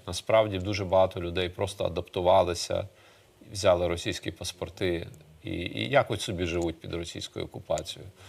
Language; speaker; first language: Ukrainian; early bilingual, other home language; Russian